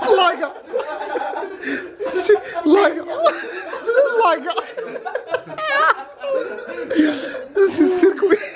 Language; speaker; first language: Arabic; native; Arabic